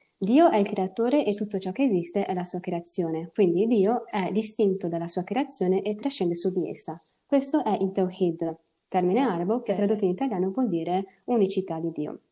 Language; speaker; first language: Italian; early bilingual, other home language; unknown